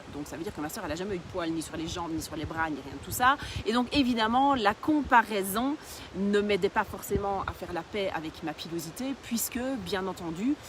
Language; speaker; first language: French; early bilingual, other home language; Portuguese